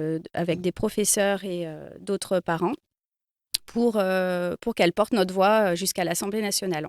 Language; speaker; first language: French; native; French